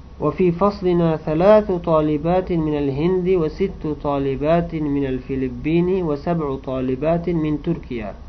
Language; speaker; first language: Arabic; non-native, fluent; Uzbek